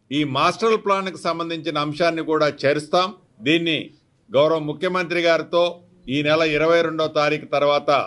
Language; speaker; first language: Telugu; native; Telugu